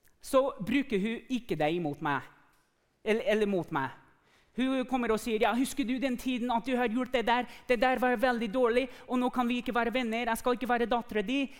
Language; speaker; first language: Norwegian; non-native, fluent; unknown